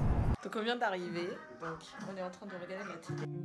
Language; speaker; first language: French; early bilingual, other home language; Russian